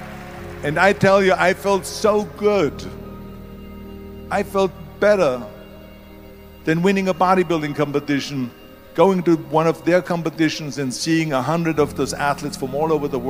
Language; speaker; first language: English; non-native, fluent; German